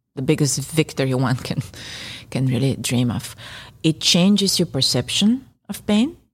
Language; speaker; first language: English; non-native, fluent; Bulgarian